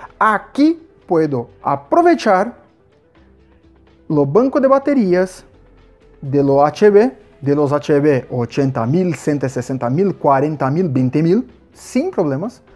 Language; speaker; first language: Spanish; non-native, fluent; Portuguese